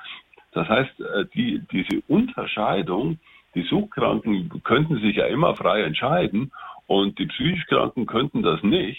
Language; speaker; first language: German; native; German